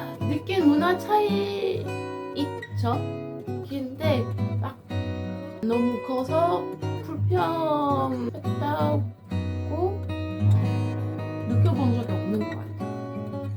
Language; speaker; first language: Korean; non-native, fluent; French